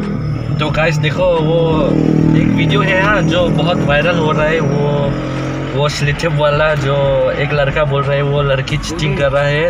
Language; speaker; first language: Hindi; non-native, learner; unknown